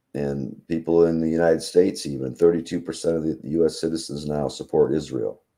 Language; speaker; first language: English; native; English